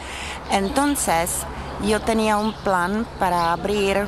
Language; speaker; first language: Spanish; non-native, learner; Czech